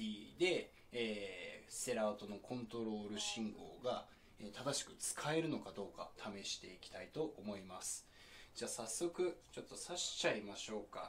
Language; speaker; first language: Japanese; native; Japanese